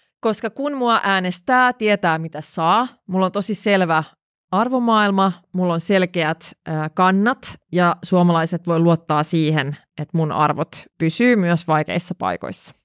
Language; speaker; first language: Finnish; non-native, local second language; Swedish